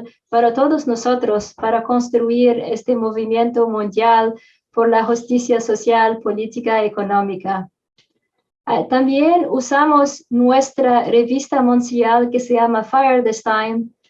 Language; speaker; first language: Spanish; non-native, fluent; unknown